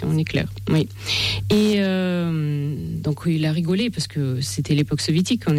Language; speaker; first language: French; non-native, fluent; Russian